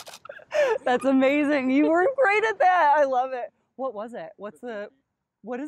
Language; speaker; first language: English; native; English